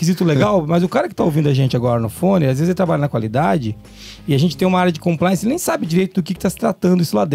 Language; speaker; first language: Portuguese; native; Portuguese